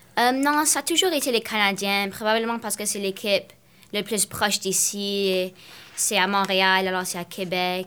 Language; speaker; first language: French; non-native, local second language; English